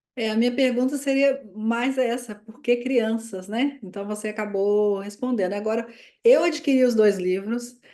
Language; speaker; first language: Portuguese; native; Portuguese